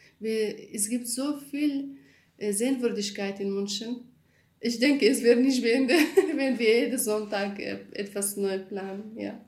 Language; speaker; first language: German; non-native, learner; Kurdish